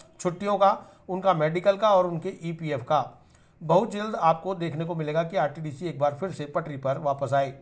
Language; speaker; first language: Hindi; native; Hindi